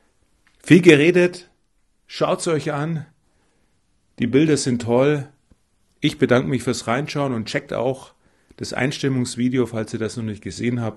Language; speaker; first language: German; native; German